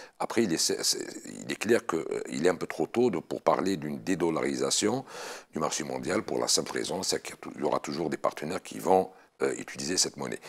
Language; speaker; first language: French; non-native, local second language; Arabic